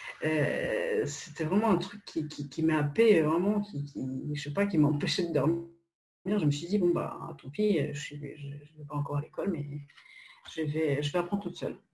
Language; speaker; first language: French; non-native, fluent; Polish